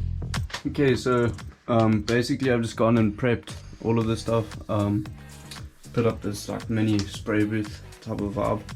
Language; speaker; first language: English; native; English